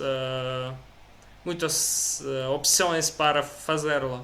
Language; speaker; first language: Portuguese; non-native, learner; Russian